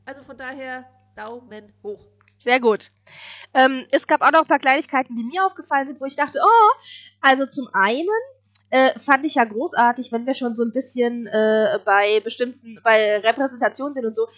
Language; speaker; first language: German; native; German